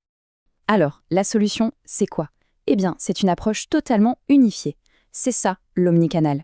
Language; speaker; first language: French; native; French